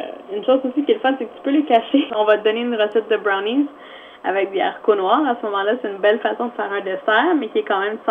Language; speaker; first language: French; native; French